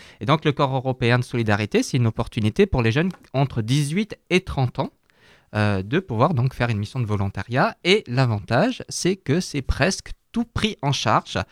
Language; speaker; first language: French; native; French